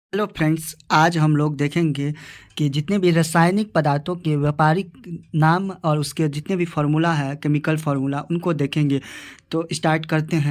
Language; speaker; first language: Hindi; native; Hindi